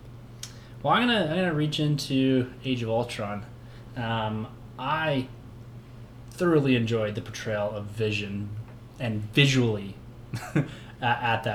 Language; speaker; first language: English; native; English